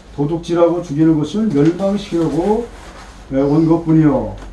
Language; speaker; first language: Korean; native; Korean